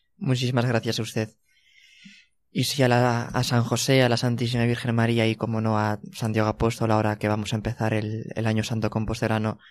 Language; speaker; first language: Spanish; native; Spanish